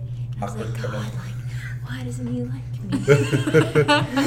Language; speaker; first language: English; native; English